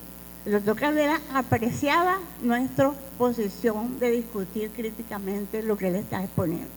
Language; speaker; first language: Spanish; native; Spanish